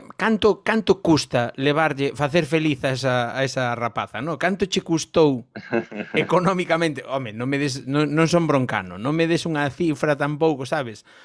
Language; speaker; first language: Galician; non-native, local second language; Spanish